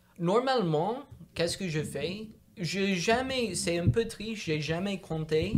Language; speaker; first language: French; non-native, local second language; English